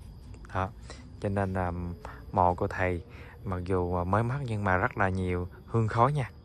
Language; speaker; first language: Vietnamese; native; Vietnamese